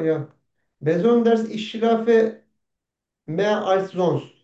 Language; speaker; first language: German; non-native, learner; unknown